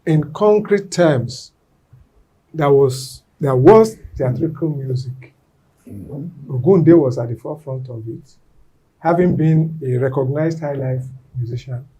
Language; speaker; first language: English; non-native, local second language; Yoruba